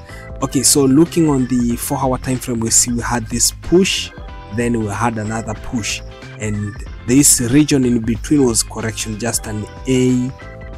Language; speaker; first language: English; non-native, local second language; Swahili